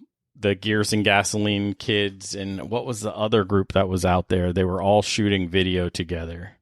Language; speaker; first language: English; native; English